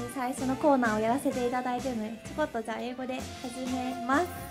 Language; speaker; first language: Japanese; early bilingual, heritage; Japanese